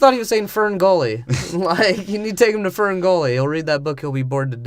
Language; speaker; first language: English; native; English